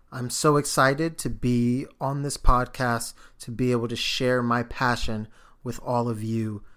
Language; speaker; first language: English; early bilingual, other home language; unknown